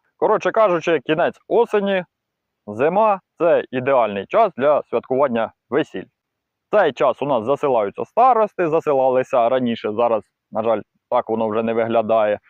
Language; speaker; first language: Ukrainian; non-native, local second language; Russian